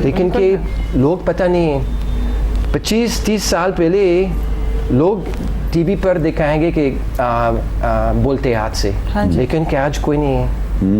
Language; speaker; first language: Hindi; non-native, learner; English